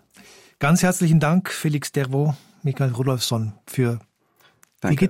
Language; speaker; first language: German; native; German